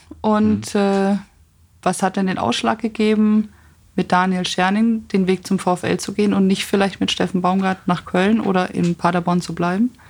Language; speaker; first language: German; native; German